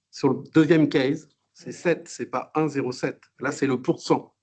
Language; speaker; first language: French; native; French